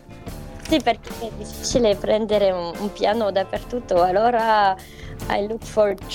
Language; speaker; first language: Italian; non-native, fluent; French